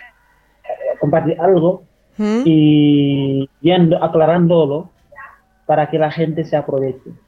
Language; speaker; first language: Spanish; non-native, fluent; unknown